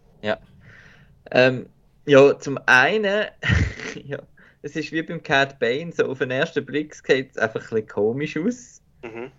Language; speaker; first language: German; native; German